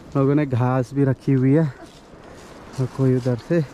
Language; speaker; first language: Hindi; native; Hindi